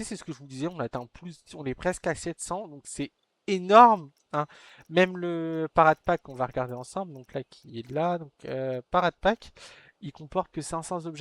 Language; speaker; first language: French; native; French